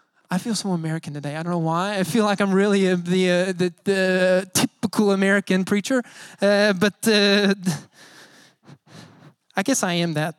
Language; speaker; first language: English; native; English